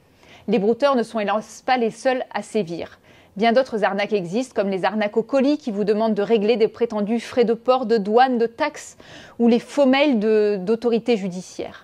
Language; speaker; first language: French; native; French